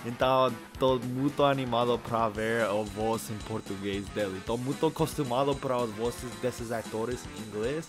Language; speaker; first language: Portuguese; non-native, fluent; English